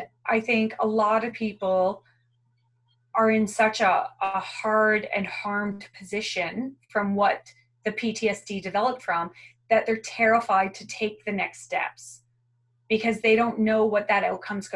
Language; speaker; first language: English; native; English